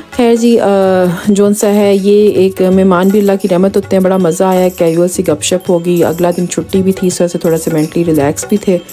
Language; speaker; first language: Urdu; non-native, local second language; Punjabi